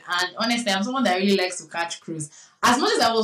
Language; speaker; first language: English; non-native, local second language; Yoruba